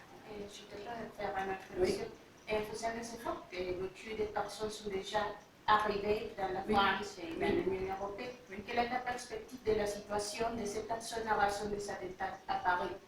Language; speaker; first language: French; non-native, learner; Spanish